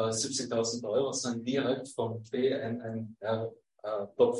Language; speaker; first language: German; native; German